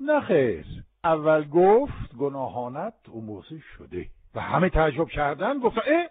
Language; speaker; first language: Persian; non-native, fluent; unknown